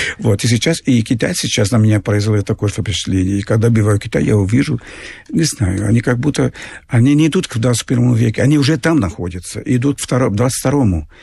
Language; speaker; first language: Russian; non-native, fluent; Portuguese